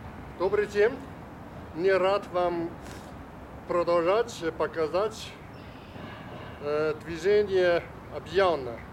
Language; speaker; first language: Russian; non-native, learner; Chinese